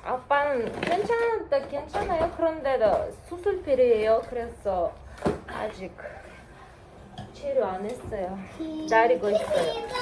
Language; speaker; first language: Korean; non-native, learner; Kazakh